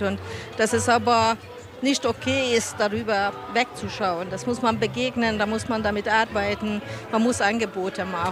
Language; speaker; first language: German; non-native, fluent; Hungarian